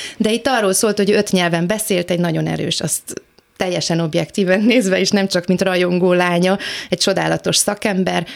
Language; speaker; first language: Hungarian; native; Hungarian